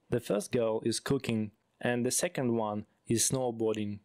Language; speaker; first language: English; non-native, fluent; Russian